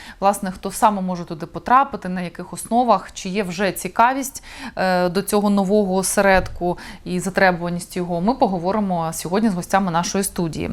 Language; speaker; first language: Ukrainian; native; Ukrainian